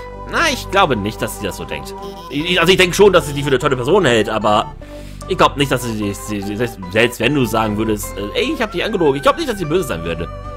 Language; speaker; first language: German; native; German